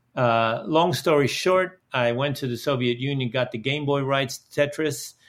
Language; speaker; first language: English; early bilingual, other home language; Dutch